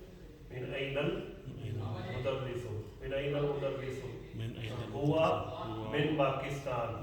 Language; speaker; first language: Arabic; non-native, learner; Urdu